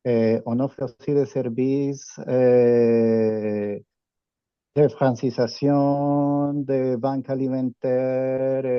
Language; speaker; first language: French; non-native, fluent; Spanish